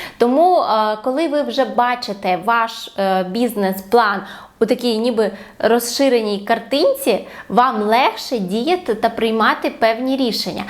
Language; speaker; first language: Ukrainian; non-native, local second language; Russian